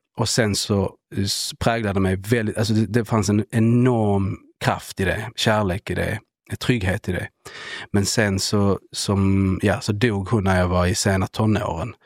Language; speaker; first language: Swedish; early bilingual, other home language; Spanish